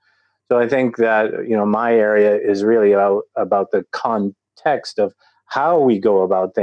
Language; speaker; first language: English; native; English